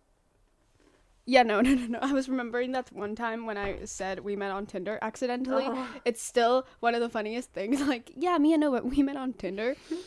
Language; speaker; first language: English; non-native, fluent; Finnish